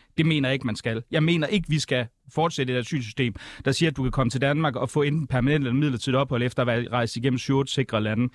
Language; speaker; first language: Danish; native; Danish